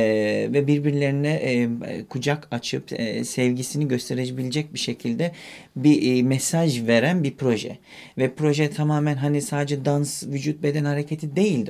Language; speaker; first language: Turkish; native; Turkish